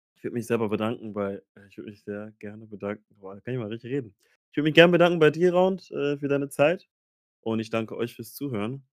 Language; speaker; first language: German; early bilingual, other home language; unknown